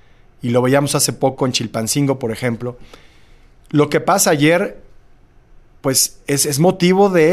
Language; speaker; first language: Spanish; native; Spanish